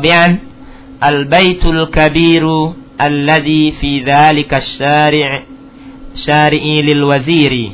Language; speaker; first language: Arabic; non-native, fluent; Indonesian